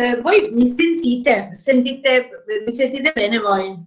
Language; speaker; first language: Italian; native; Italian